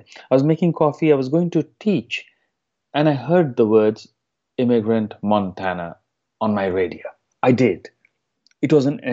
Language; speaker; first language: English; non-native, local second language; Hindi